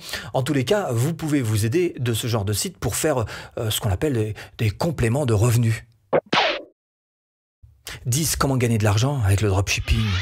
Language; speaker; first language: French; native; French